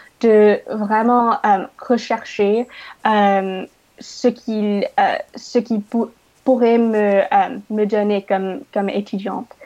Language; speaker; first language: French; non-native, learner; English